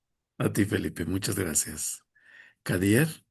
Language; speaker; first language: Spanish; native; Spanish